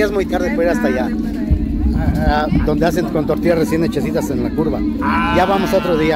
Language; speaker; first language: Spanish; native; Spanish